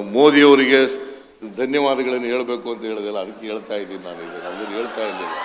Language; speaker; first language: Kannada; native; Kannada